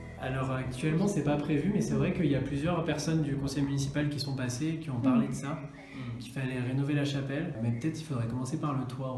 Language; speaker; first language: French; native; French